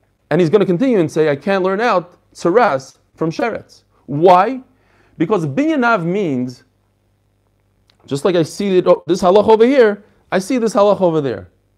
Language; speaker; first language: English; native; English